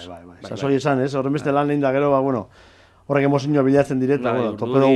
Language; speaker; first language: Basque; native; Basque